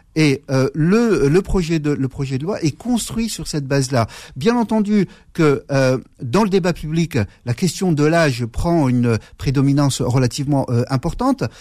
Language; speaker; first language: French; early bilingual, other home language; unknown